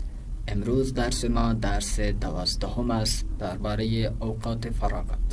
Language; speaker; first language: Persian; non-native, fluent; Urdu